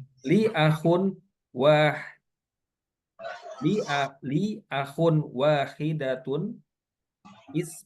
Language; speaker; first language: Arabic; non-native, learner; Indonesian